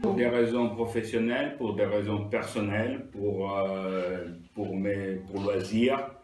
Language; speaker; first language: French; non-native, fluent; Italian